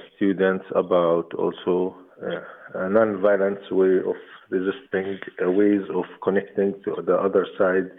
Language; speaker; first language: English; non-native, fluent; Arabic